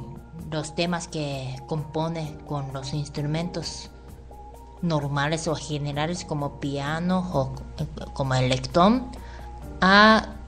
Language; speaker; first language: Spanish; non-native, fluent; Japanese